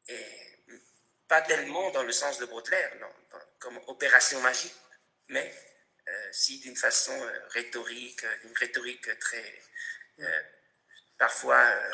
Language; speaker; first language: French; non-native, fluent; Spanish